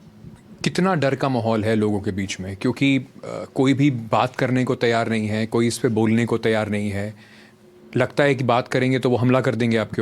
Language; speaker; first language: Hindi; native; Hindi